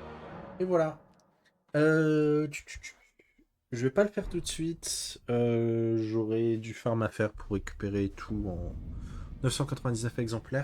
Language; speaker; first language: French; native; French